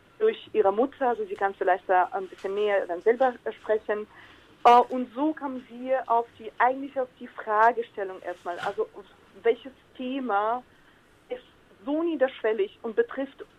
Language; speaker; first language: German; non-native, fluent; Ukrainian